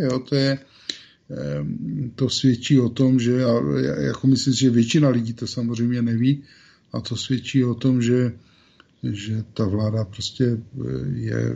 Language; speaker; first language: Czech; native; Czech